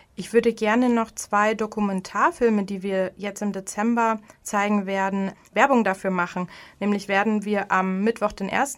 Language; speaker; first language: German; native; German